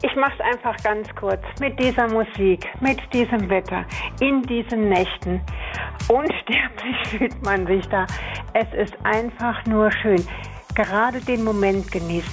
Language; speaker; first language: German; native; German